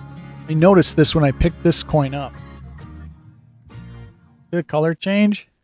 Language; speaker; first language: English; native; English